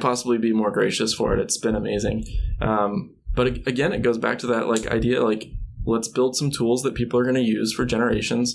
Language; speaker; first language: English; native; English